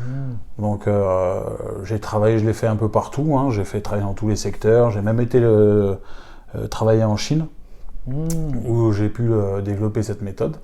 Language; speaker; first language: French; native; French